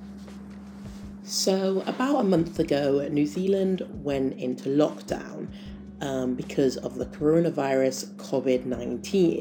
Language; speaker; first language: English; native; English